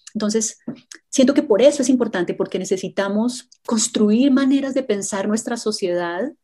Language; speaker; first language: Spanish; native; Spanish